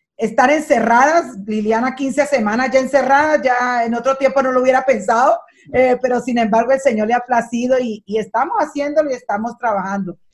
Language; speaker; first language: Spanish; native; Spanish